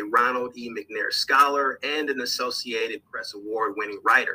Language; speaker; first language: English; native; English